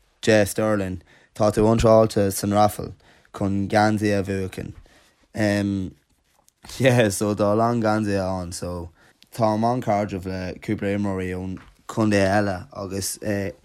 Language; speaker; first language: Irish; non-native, local second language; English